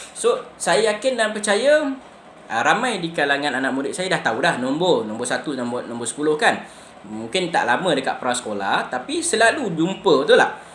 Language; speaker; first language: Malay; native; Malay